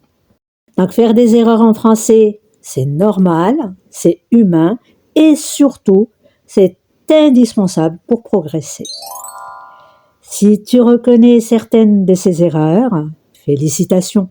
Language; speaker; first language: French; non-native, local second language; Arabic